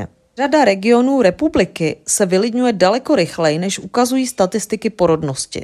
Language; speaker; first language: Czech; native; Czech